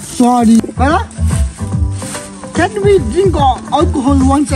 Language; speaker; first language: English; non-native, learner; Nepali